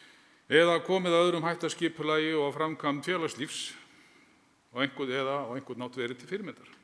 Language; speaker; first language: Icelandic; native; Icelandic